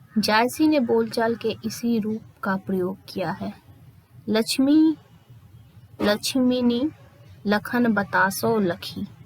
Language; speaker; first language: Hindi; native; Hindi